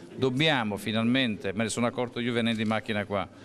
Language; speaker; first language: Italian; native; Italian